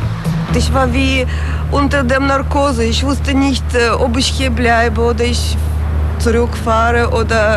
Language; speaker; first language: German; non-native, fluent; Russian